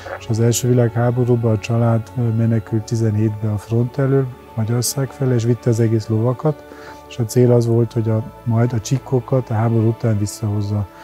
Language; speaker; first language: Hungarian; early bilingual, heritage; Hungarian